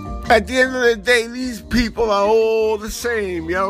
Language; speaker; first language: English; non-native, fluent; Spanish